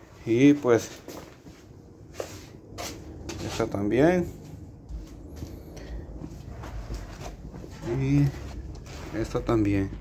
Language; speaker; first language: Spanish; native; Spanish